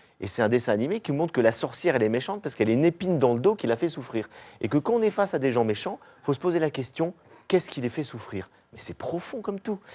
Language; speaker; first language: French; native; French